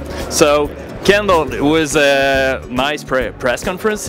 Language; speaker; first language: English; non-native, fluent; French